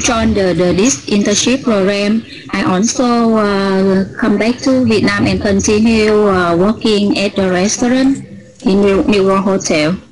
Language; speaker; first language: English; non-native, learner; Vietnamese